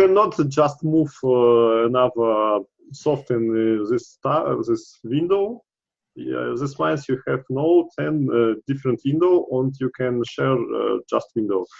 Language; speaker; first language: English; non-native, learner; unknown